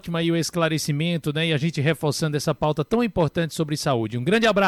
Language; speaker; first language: Portuguese; native; Portuguese